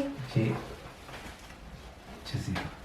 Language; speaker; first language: French; non-native, learner; Sinhala